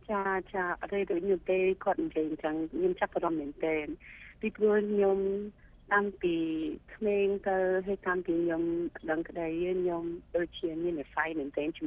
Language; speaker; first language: Khmer; early bilingual, heritage; Khmer